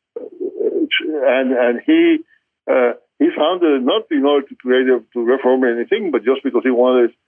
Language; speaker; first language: English; non-native, fluent; Spanish